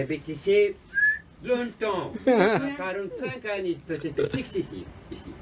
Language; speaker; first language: French; non-native, local second language; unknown